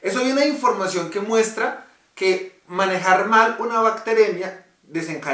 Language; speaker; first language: Spanish; native; Spanish